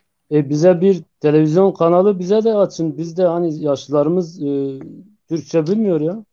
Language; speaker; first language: Turkish; non-native, local second language; Zaza